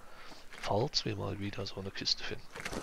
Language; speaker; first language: German; native; German